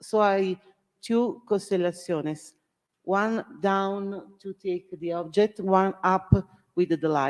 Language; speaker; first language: English; non-native, learner; Italian